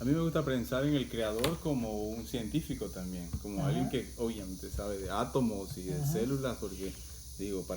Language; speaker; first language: Spanish; native; Spanish